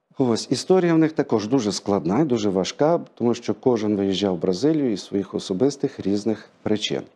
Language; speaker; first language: Ukrainian; native; Ukrainian